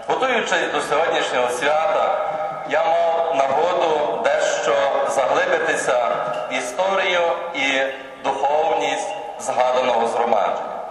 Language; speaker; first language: Ukrainian; native; Ukrainian